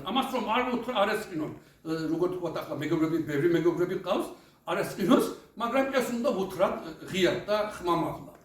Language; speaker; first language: Georgian; non-native, fluent; Turkish